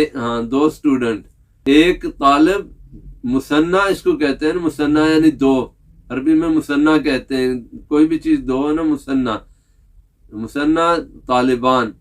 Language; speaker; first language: Urdu; native; Urdu